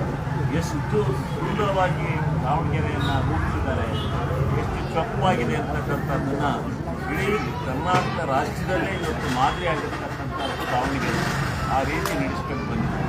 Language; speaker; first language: Kannada; native; Kannada